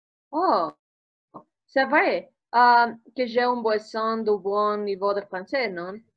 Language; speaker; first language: French; non-native, learner; Spanish